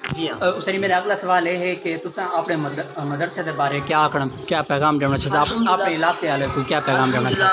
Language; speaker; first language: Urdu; non-native, local second language; Saraiki